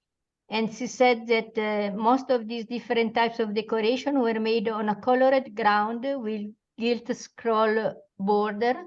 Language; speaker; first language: English; non-native, fluent; Italian